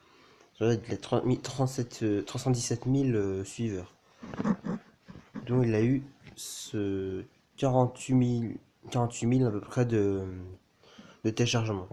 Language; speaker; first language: French; native; French